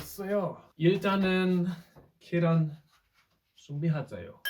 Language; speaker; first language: Korean; non-native, learner; German